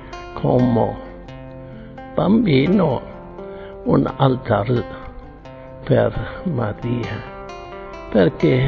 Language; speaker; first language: Italian; non-native, fluent; German